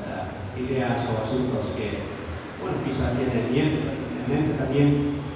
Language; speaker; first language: Spanish; non-native, fluent; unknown